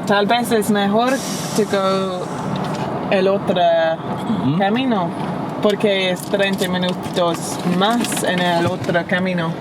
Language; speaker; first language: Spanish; non-native, learner; English